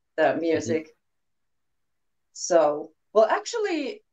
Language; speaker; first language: English; non-native, learner; Finnish